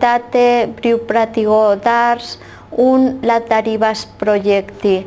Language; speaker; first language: Latvian; non-native, learner; Catalan